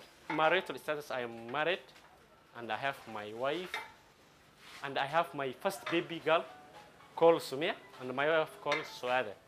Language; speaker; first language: English; non-native, local second language; Somali